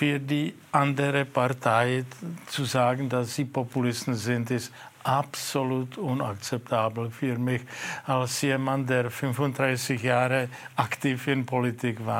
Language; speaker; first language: German; non-native, fluent; Czech